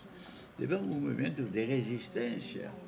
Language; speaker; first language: Spanish; non-native, fluent; French